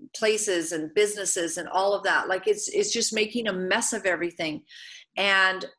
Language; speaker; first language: English; native; English